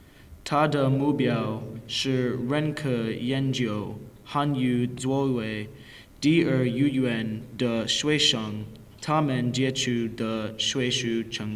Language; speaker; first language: Chinese; non-native, learner; English